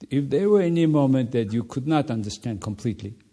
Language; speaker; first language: English; non-native, learner; Mongolian